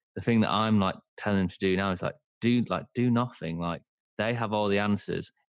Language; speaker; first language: English; native; English